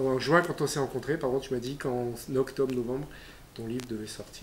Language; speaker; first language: French; native; French